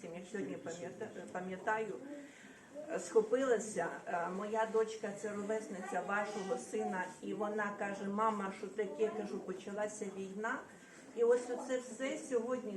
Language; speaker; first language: Ukrainian; native; Ukrainian